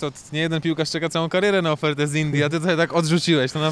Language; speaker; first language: Polish; native; Polish